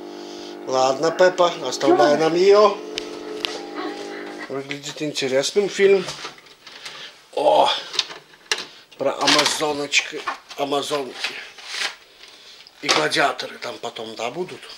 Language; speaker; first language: Russian; native; Russian